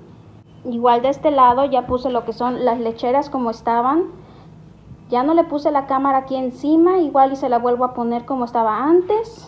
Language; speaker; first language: Spanish; native; Spanish